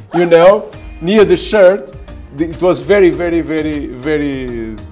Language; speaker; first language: English; non-native, fluent; Portuguese